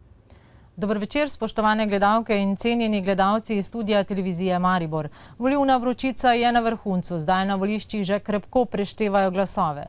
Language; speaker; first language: Slovenian; native; Slovenian